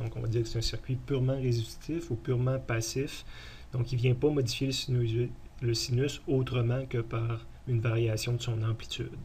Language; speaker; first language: French; native; French